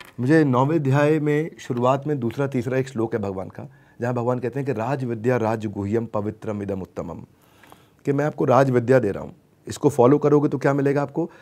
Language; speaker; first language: Hindi; native; Hindi